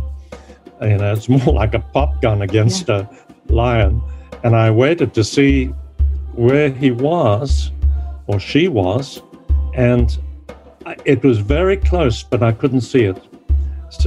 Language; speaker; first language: English; native; English